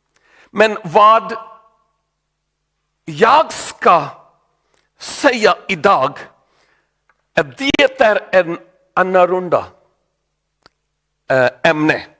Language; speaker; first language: Swedish; non-native, learner; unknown